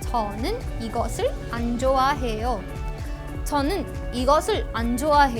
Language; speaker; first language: Korean; non-native, fluent; Hindi